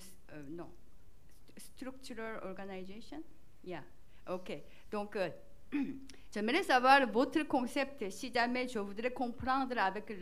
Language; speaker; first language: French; non-native, learner; Korean